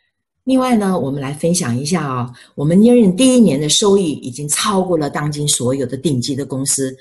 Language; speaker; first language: Chinese; native; Chinese